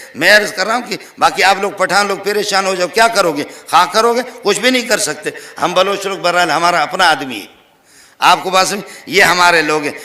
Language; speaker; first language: Urdu; non-native, local second language; Brahui